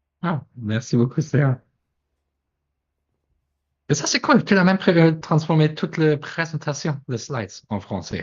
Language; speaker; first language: French; non-native, fluent; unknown